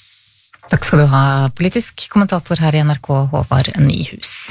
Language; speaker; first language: Norwegian; native; Norwegian